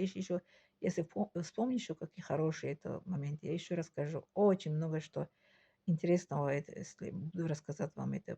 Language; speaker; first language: Russian; non-native, local second language; Tajik